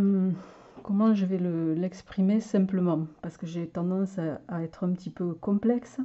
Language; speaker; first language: French; native; French